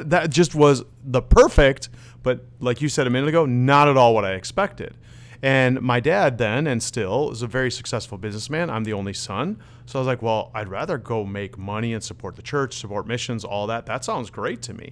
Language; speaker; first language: English; early bilingual, other home language; Dutch